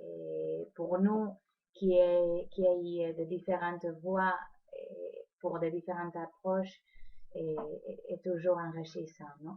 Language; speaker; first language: French; non-native, fluent; Spanish